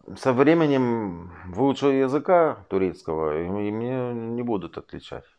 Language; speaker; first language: Russian; non-native, fluent; Arabic